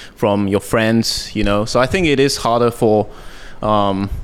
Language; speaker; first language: English; early bilingual, heritage; Japanese